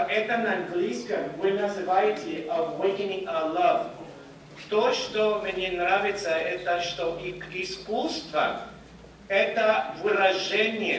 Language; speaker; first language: Russian; non-native, fluent; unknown